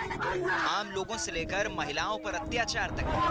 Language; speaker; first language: Hindi; native; Hindi